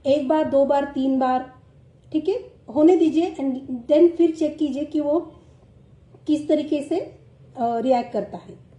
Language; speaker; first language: Hindi; non-native, local second language; Marathi